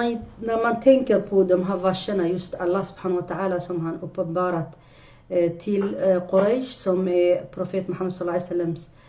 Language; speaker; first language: Swedish; non-native, fluent; Arabic